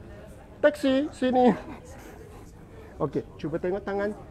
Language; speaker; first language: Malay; non-native, local second language; Cantonese